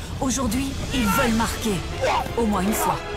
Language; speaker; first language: French; native; French